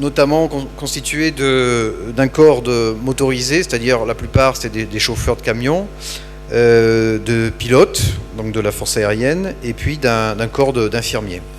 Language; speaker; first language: French; native; French